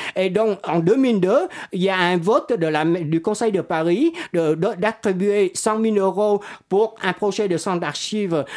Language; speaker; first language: French; non-native, fluent; Vietnamese